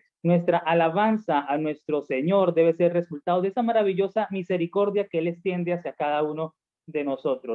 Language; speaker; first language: Spanish; native; Spanish